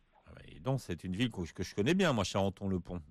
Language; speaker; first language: French; native; French